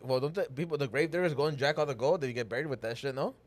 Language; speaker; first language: English; early bilingual, other home language; Spanish